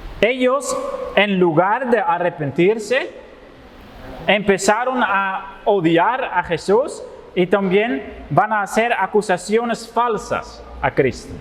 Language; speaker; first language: Spanish; non-native, fluent; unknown